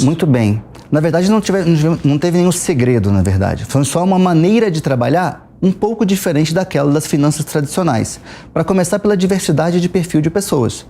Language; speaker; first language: Portuguese; native; Portuguese